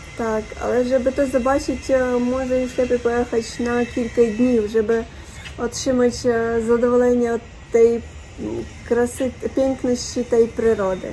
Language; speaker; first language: Polish; non-native, learner; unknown